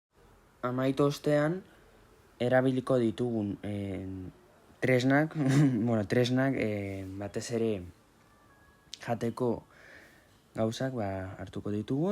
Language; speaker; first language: Basque; non-native, local second language; Spanish